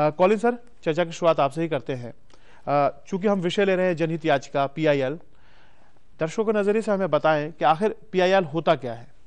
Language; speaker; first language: Hindi; native; Hindi